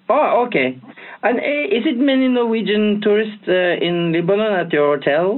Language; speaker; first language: English; non-native, learner; Norwegian